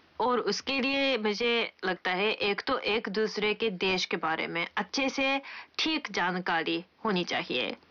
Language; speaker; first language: Hindi; non-native, fluent; Japanese